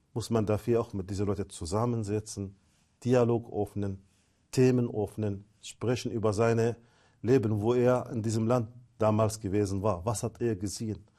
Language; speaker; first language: German; non-native, fluent; Arabic